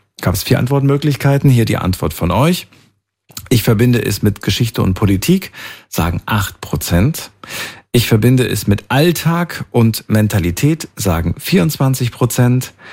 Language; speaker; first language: German; native; German